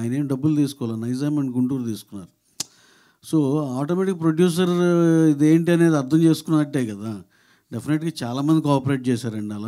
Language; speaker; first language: Telugu; native; Telugu